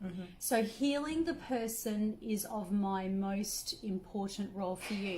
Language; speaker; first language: English; native; English